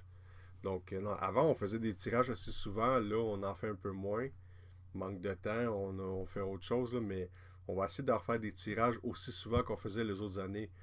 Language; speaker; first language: French; native; French